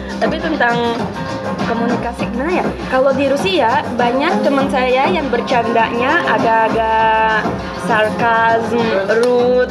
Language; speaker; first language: Indonesian; early bilingual, heritage; Russian